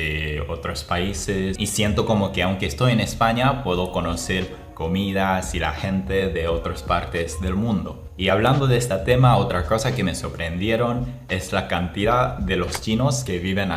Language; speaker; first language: Spanish; non-native, fluent; Japanese